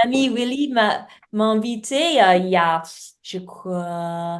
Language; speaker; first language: French; non-native, learner; English